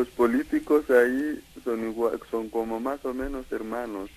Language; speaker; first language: Spanish; non-native, fluent; Kikuyu